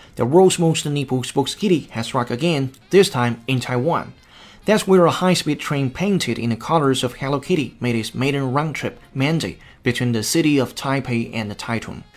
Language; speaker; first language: English; non-native, fluent; Chinese